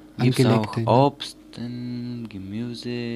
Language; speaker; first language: German; non-native, learner; Bulgarian